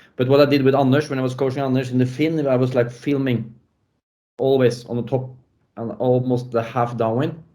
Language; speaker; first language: English; non-native, fluent; Norwegian